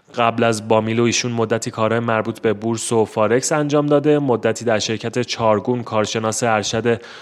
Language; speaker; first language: Persian; native; Persian